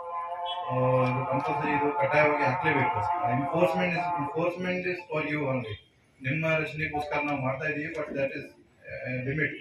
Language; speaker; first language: Kannada; non-native, learner; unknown